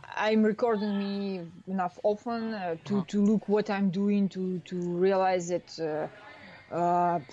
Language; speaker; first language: English; non-native, learner; Russian